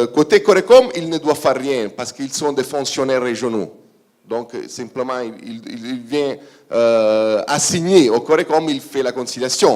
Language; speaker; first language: French; non-native, fluent; Italian